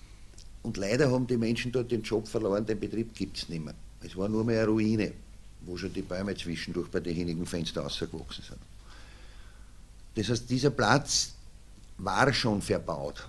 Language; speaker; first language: German; native; German